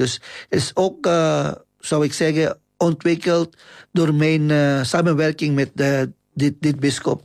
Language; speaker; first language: Dutch; non-native, fluent; Filipino